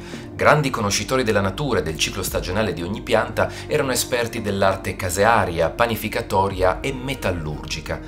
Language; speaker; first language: Italian; native; Italian